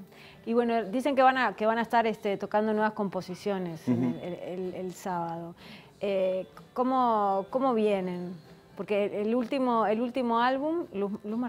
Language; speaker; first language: Spanish; native; Spanish